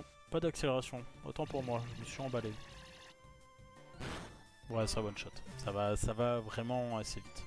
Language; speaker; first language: French; native; French